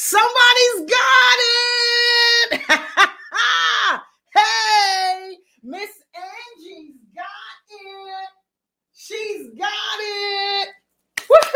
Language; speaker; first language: English; native; English